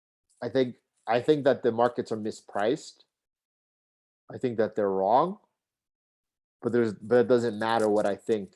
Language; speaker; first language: English; native; English